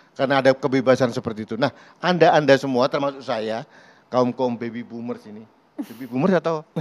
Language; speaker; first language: Indonesian; native; Indonesian